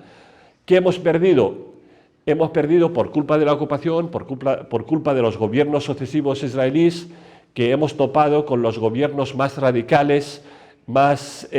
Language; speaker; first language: Spanish; non-native, fluent; Arabic